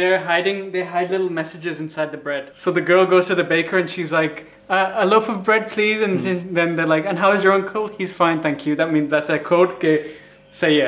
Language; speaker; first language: English; non-native, local second language; Urdu